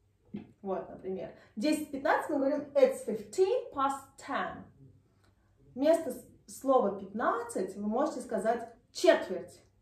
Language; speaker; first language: Russian; native; Russian